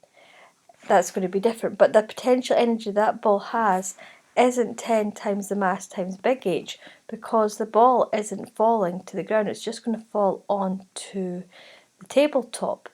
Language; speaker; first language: English; native; English